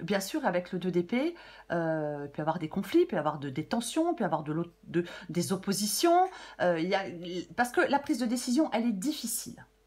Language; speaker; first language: French; native; French